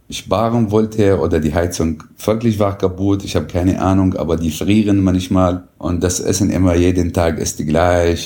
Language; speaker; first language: German; non-native, fluent; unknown